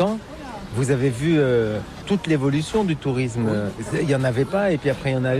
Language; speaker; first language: French; native; French